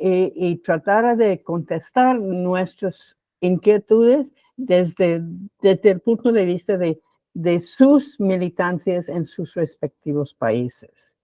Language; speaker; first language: Spanish; non-native, fluent; English